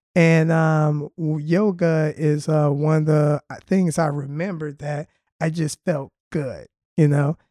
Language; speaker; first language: English; native; English